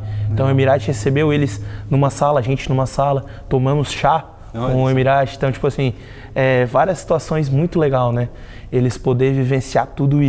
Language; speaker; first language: Portuguese; native; Portuguese